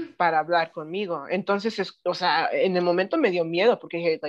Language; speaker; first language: Spanish; early bilingual, heritage; Spanish